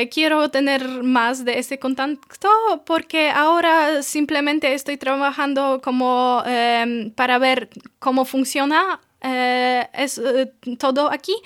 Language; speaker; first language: Spanish; non-native, fluent; Polish